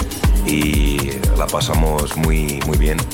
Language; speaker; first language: Spanish; non-native, learner; French